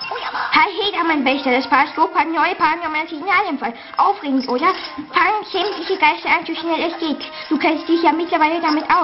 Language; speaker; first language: German; native; German